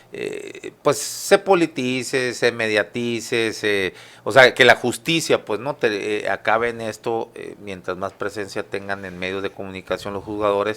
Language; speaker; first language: Spanish; native; Spanish